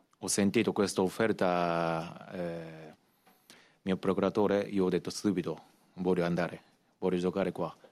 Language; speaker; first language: Italian; non-native, learner; Japanese